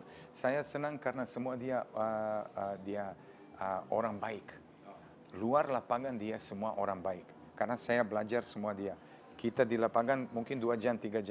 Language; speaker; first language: Indonesian; non-native, fluent; Serbian